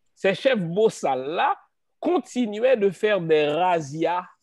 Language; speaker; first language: French; native; French